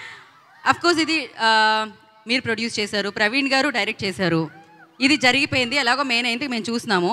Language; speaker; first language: Telugu; native; Telugu